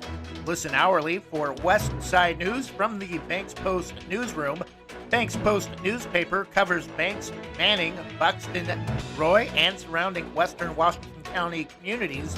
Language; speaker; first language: English; native; English